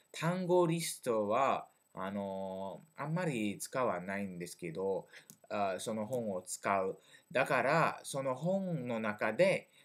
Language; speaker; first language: Japanese; non-native, learner; French